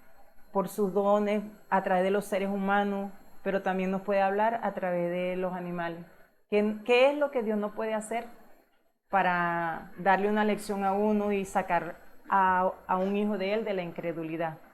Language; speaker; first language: Spanish; native; Spanish